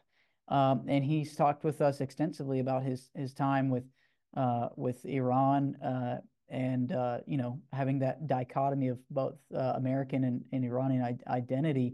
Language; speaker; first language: English; native; English